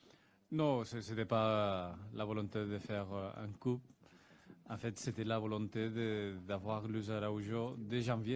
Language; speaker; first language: French; non-native, fluent; Spanish